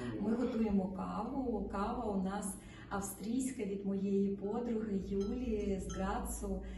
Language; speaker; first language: Ukrainian; native; Ukrainian